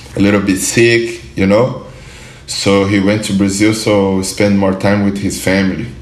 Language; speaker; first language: English; non-native, learner; Portuguese